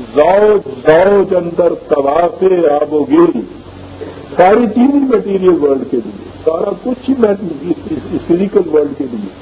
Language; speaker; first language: Urdu; native; Urdu